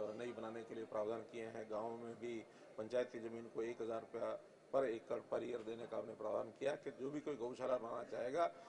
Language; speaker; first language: Hindi; native; Hindi